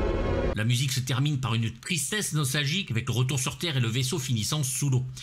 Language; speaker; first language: French; native; French